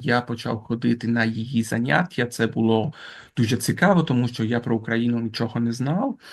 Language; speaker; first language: Ukrainian; non-native, fluent; Italian